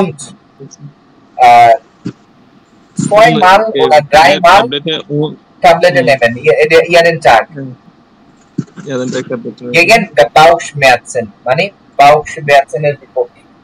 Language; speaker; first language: German; non-native, learner; Bangla